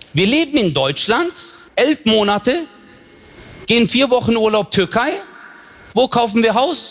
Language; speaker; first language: German; early bilingual, other home language; Turkish